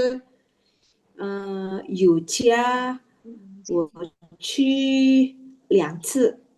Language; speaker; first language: Chinese; non-native, learner; Indonesian